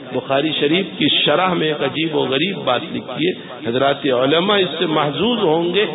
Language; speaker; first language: Urdu; non-native, local second language; Gujarati